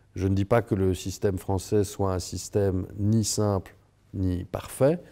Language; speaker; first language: French; native; French